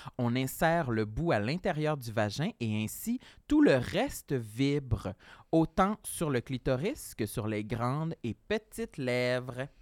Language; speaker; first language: French; native; French